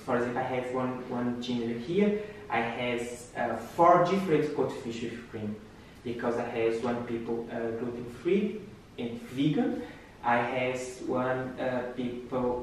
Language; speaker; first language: English; non-native, learner; Portuguese